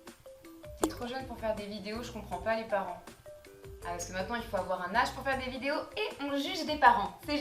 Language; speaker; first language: French; native; French